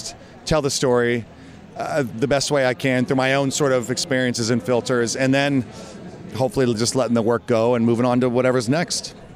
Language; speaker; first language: English; native; English